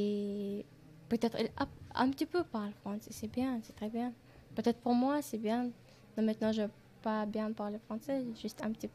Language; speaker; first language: French; non-native, learner; Chechen